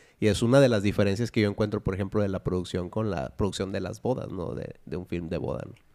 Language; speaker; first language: Spanish; native; Spanish